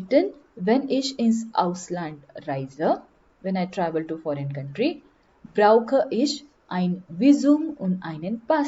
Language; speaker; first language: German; non-native, learner; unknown